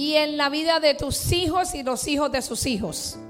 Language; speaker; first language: Spanish; early bilingual, heritage; Spanish